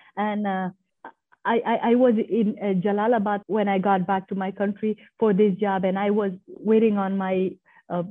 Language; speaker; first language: English; non-native, fluent; Persian